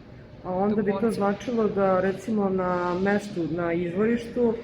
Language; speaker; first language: Bosnian; native; Bosnian